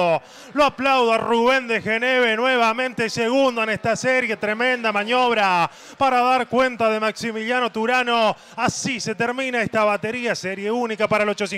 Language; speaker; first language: Spanish; native; Spanish